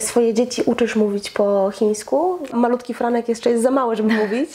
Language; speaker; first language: Polish; native; Polish